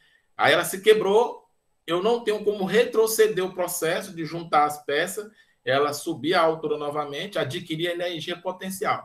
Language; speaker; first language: Portuguese; native; Portuguese